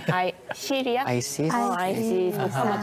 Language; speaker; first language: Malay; non-native, learner; Korean